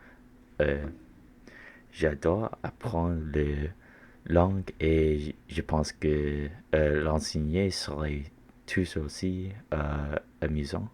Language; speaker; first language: French; non-native, learner; English